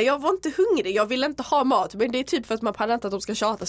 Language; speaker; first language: Swedish; early bilingual, other home language; Serbian